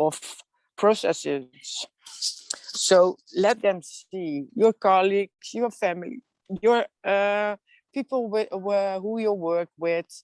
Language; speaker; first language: English; non-native, learner; Dutch